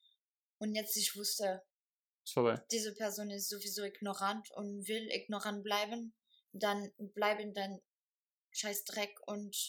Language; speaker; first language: German; non-native, fluent; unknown